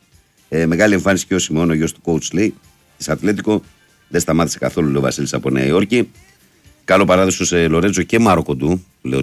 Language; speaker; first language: Greek; native; Greek